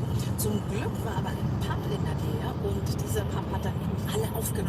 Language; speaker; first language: German; native; German